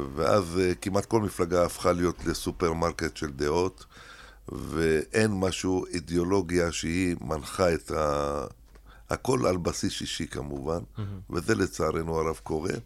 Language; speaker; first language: Hebrew; early bilingual, other home language; Arabic